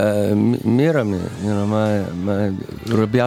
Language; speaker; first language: Russian; non-native, learner; English